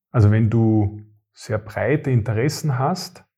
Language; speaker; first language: German; native; German